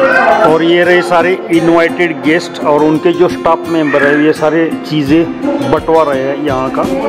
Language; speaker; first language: Hindi; non-native, local second language; Marathi